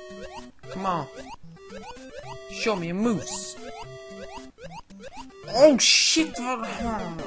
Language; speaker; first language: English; non-native, learner; Swedish